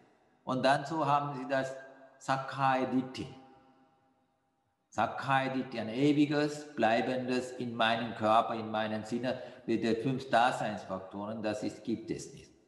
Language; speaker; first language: German; non-native, fluent; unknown